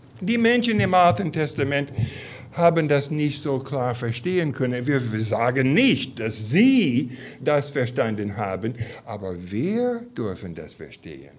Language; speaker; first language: German; non-native, fluent; English